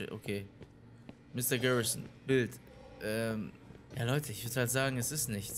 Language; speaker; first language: German; native; German